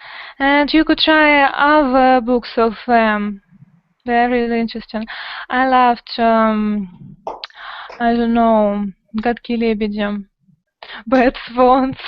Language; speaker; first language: English; non-native, fluent; Russian